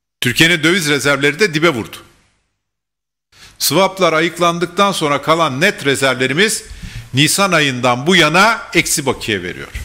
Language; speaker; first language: Turkish; native; Turkish